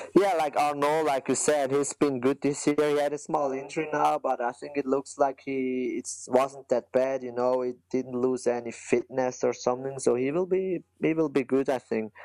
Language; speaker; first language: English; non-native, fluent; Swiss German